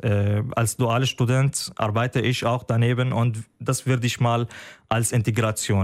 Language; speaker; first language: German; non-native, fluent; Arabic